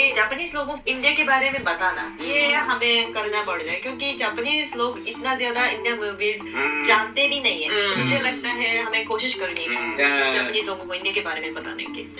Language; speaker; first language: Hindi; non-native, fluent; Japanese